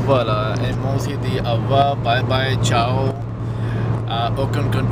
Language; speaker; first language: French; non-native, fluent; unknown